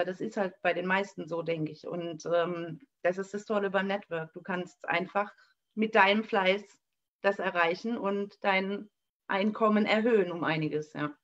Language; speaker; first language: German; native; German